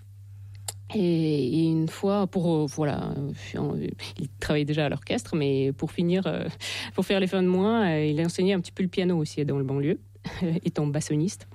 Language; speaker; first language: French; non-native, fluent; Russian